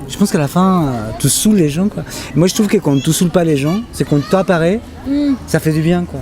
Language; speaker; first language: French; non-native, fluent; Spanish